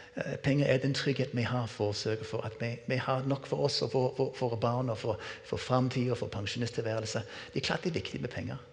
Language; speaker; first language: Norwegian; non-native, fluent; English